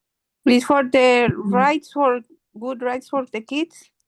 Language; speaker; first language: English; non-native, learner; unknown